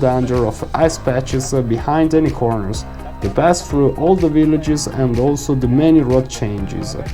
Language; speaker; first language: English; non-native, fluent; Italian